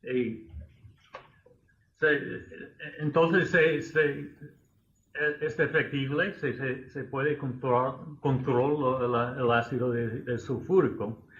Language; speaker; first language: Spanish; non-native, fluent; English